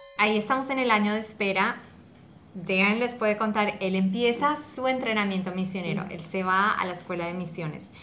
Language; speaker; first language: Spanish; native; Spanish